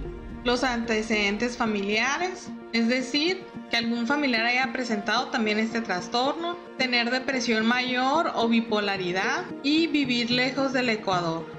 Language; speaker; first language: Spanish; native; Spanish